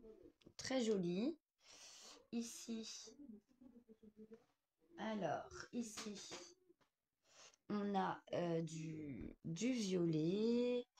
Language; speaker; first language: French; native; French